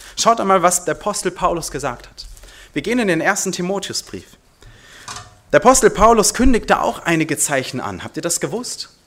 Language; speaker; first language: German; early bilingual, heritage; German